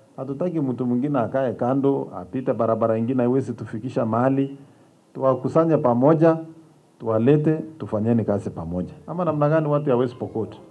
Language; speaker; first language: Swahili; non-native, local second language; Kalenjin